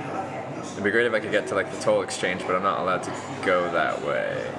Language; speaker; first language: English; native; English